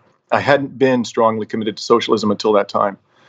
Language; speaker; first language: English; native; English